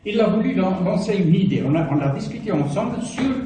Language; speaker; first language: French; non-native, local second language; Arabic